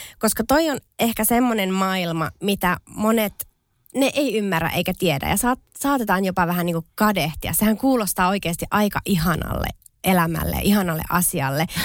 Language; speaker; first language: Finnish; native; Finnish